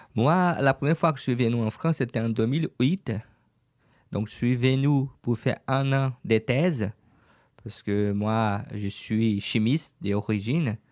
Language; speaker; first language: French; non-native, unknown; Portuguese